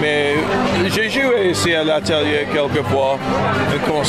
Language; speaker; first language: French; non-native, learner; English